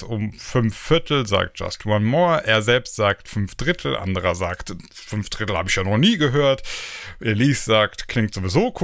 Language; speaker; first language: German; native; German